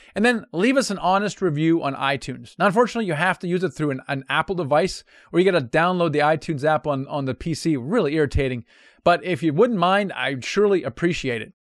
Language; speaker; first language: English; non-native, fluent; German